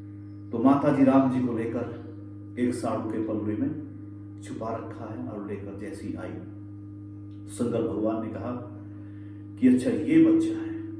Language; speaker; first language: Hindi; native; Hindi